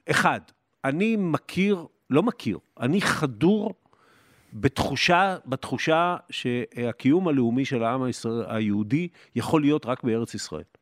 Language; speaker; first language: Hebrew; native; Hebrew